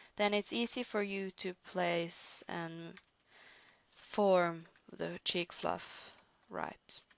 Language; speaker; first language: English; non-native, fluent; Norwegian